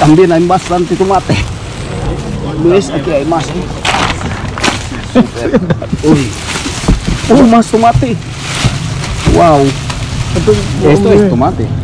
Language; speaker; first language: Spanish; non-native, learner; Filipino